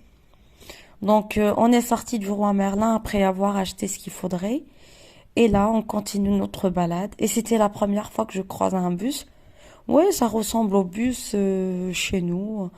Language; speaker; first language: French; non-native, local second language; Arabic